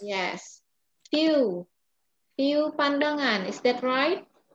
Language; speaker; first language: English; non-native, fluent; Balinese